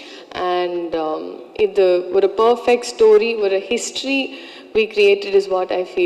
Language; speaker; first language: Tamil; non-native, learner; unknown